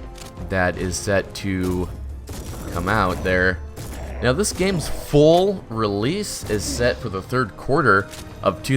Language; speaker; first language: English; native; English